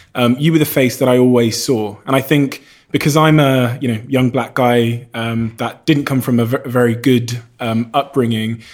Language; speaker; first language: English; native; English